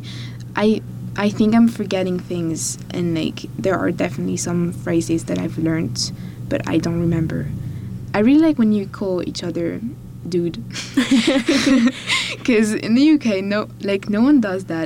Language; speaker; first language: English; non-native, fluent; French